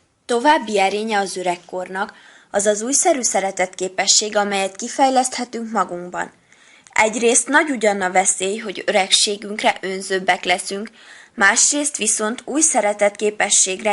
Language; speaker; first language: Hungarian; native; Hungarian